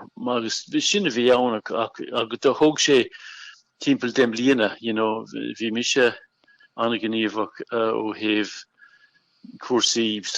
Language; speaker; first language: Irish; non-native, local second language; English